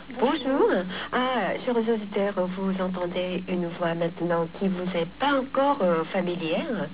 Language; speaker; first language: French; non-native, fluent; Korean